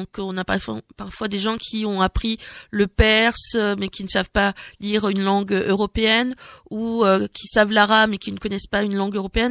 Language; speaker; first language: French; native; French